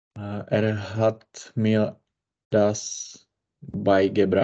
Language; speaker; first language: German; non-native, learner; Czech